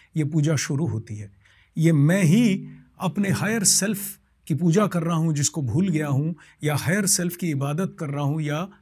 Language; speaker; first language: Hindi; non-native, local second language; Bangla